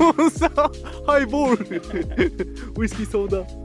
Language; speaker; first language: Japanese; native; Japanese